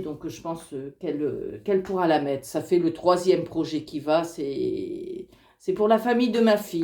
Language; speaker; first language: French; native; French